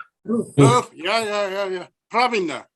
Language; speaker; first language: English; non-native, learner; Japanese